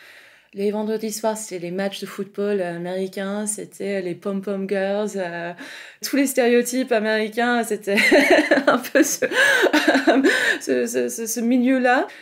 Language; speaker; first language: French; non-native, fluent; English